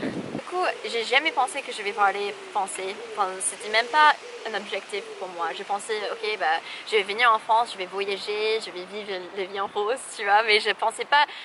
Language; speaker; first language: French; non-native, fluent; English